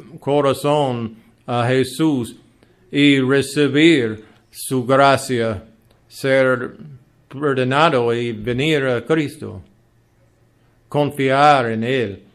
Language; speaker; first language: Spanish; non-native, learner; English